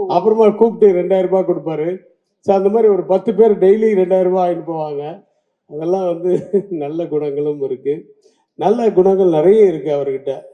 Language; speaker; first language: Tamil; native; Tamil